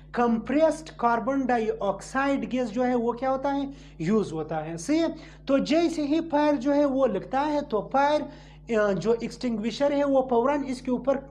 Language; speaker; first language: Urdu; non-native, local second language; Pashto